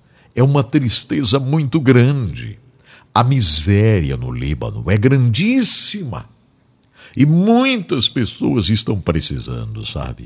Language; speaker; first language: Portuguese; native; Portuguese